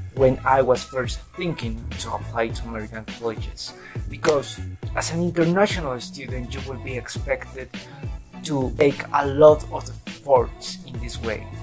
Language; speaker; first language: English; non-native, fluent; Spanish